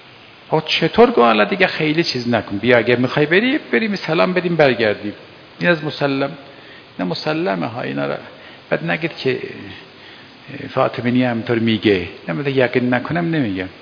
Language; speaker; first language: Persian; native; Persian